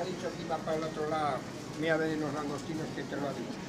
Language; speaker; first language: Spanish; native; Spanish